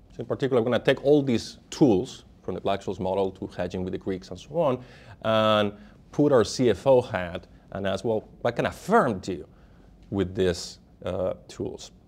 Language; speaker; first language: English; non-native, fluent; Spanish